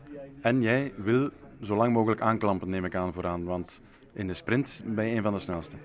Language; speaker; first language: Dutch; native; Dutch